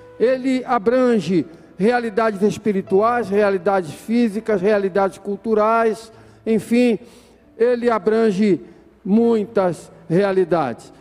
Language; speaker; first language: Portuguese; native; Portuguese